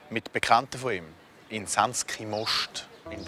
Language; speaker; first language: German; native; German